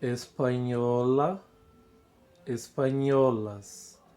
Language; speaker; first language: Spanish; non-native, fluent; Portuguese